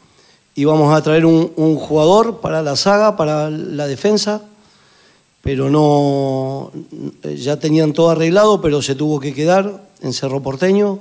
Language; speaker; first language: Spanish; native; Spanish